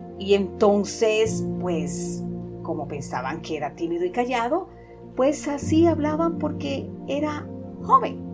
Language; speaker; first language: Spanish; native; Spanish